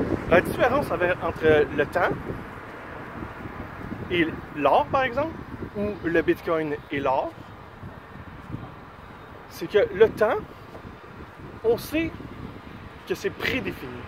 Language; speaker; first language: French; native; French